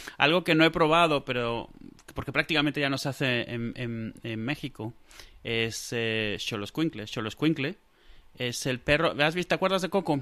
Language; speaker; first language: Spanish; native; Spanish